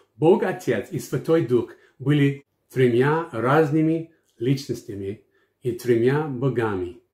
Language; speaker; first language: Russian; non-native, fluent; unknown